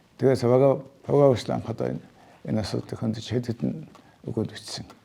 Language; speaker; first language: Mongolian; native; Mongolian